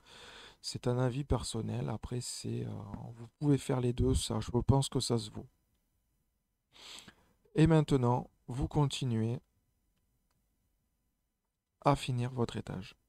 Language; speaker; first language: French; native; French